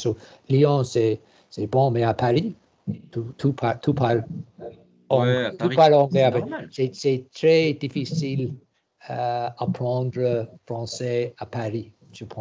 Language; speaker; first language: French; non-native, learner; English